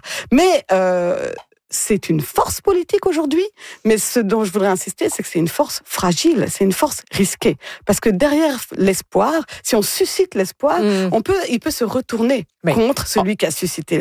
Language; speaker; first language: French; native; French